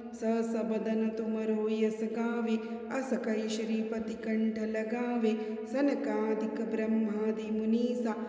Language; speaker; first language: Hindi; non-native, local second language; Marathi